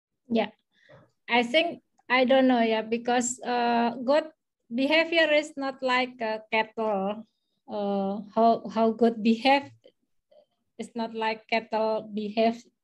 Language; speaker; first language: English; non-native, fluent; Indonesian